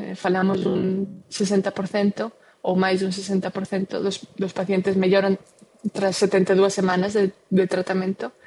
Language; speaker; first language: Galician; non-native, local second language; Spanish